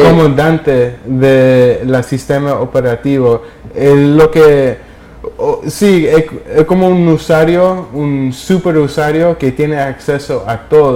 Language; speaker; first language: Spanish; early bilingual, heritage; English